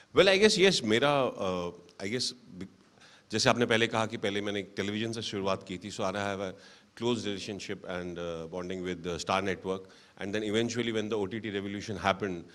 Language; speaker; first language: Hindi; native; Hindi